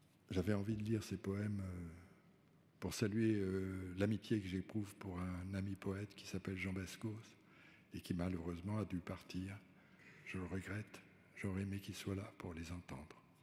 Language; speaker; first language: French; early bilingual, other home language; Spanish